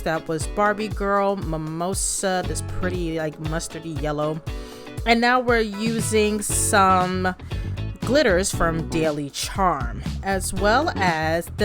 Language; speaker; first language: English; native; English